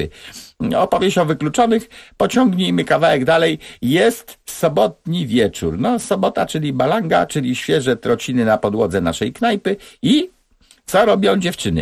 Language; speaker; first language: Polish; native; Polish